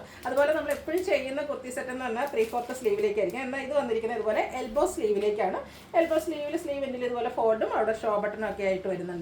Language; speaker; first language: Malayalam; native; Malayalam